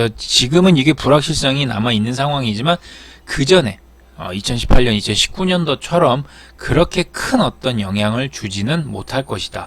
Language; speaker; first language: Korean; native; Korean